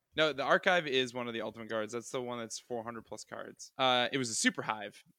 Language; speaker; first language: English; native; English